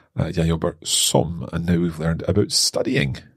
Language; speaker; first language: English; native; English